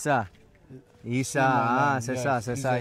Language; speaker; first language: French; non-native, learner; English